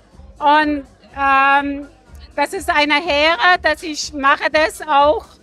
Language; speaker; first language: German; non-native, learner; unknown